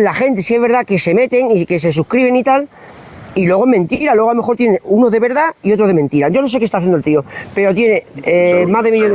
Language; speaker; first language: Spanish; native; Spanish